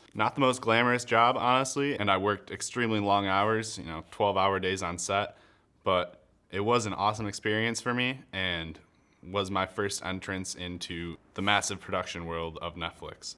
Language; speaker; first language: English; native; English